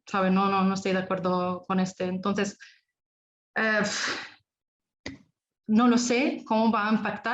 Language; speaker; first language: Spanish; non-native, fluent; Arabic